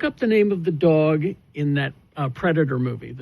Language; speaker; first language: English; native; English